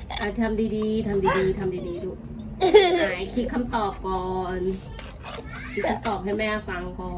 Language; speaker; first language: Thai; native; Thai